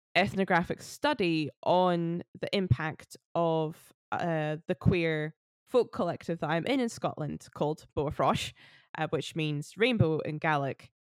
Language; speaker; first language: English; native; English